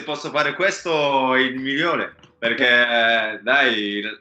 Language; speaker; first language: Italian; non-native, learner; Japanese